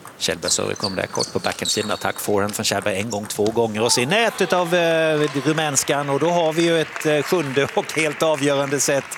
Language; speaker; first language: Swedish; native; Swedish